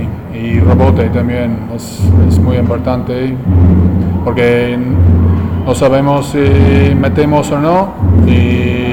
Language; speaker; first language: Spanish; non-native, learner; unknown